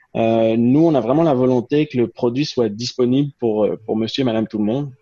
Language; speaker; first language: French; native; French